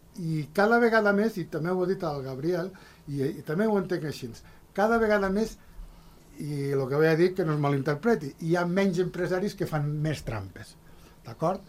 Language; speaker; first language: Catalan; native; Catalan